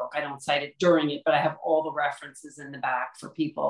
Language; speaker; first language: English; native; English